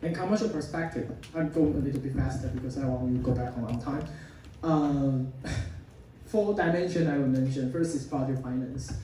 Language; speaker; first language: English; non-native, fluent; Chinese